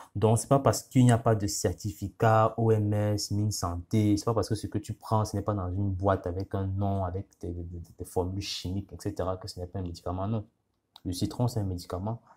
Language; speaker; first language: French; non-native, local second language; Ghomala